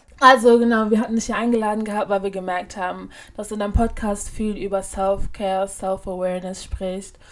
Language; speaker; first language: German; early bilingual, other home language; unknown